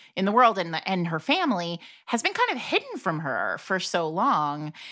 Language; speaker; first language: English; early bilingual, other home language; Italian